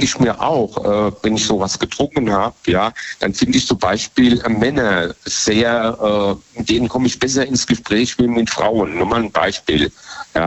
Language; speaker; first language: German; native; German